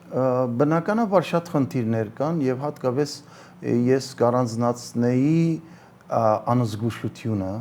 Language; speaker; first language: Armenian; early bilingual, heritage; Armenian